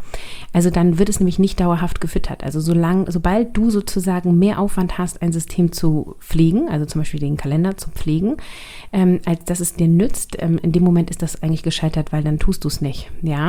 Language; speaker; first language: German; native; German